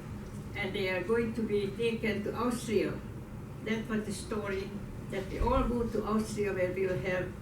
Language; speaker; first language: English; non-native, fluent; Hungarian